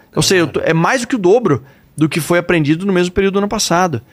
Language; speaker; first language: Portuguese; native; Portuguese